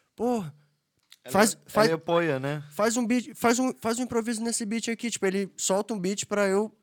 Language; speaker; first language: Portuguese; non-native, fluent; English